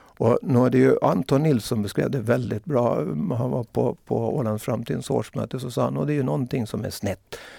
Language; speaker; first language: Swedish; native; Swedish